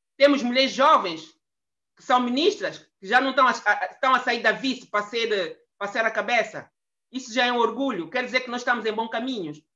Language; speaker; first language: Portuguese; native; Portuguese